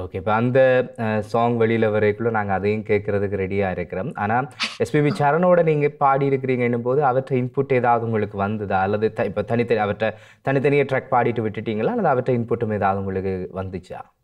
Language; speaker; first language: Tamil; native; Tamil